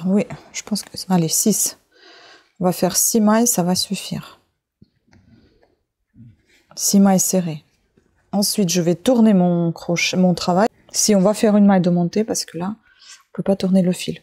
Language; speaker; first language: French; native; French